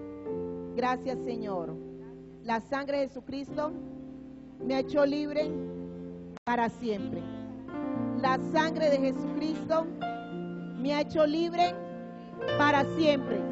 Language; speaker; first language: Spanish; native; Spanish